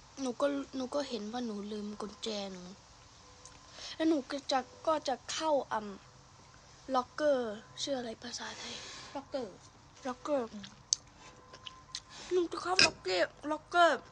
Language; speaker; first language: Thai; early bilingual, heritage; Thai